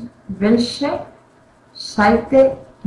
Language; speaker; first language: German; non-native, learner; Spanish